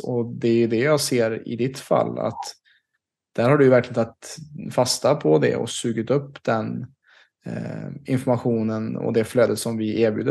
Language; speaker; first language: Swedish; native; Swedish